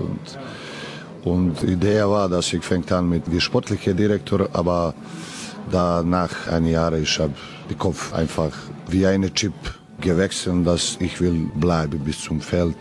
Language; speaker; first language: German; non-native, learner; Serbian